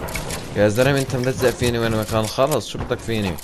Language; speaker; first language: Arabic; native; Arabic